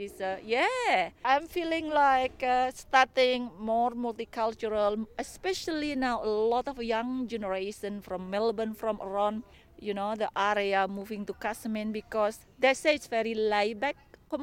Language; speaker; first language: English; non-native, learner; Indonesian